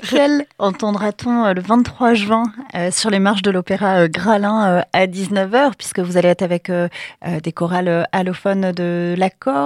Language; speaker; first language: French; native; French